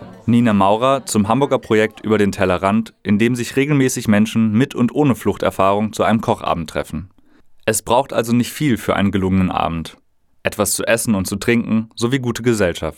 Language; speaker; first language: German; native; German